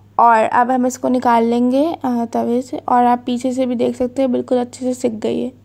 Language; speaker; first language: Urdu; native; Urdu